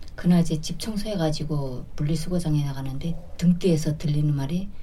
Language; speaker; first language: Korean; native; Korean